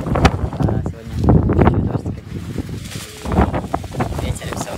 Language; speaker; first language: Russian; non-native, learner; Latvian